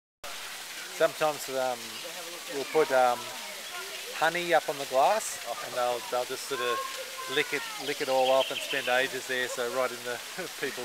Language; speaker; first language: English; native; English